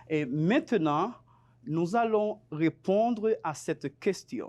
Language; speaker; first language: French; non-native, fluent; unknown